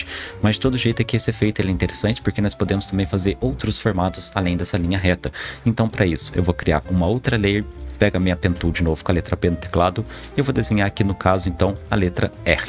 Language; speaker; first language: Portuguese; native; Portuguese